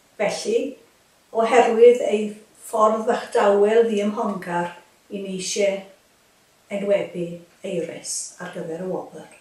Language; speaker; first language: Welsh; native; Welsh